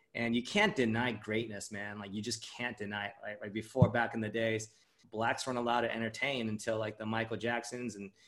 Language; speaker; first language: English; early bilingual, other home language; Japanese